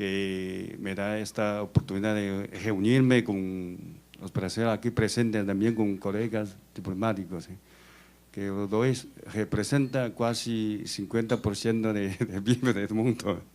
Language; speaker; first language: Spanish; non-native, fluent; Chinese